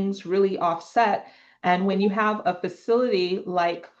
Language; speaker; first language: English; native; English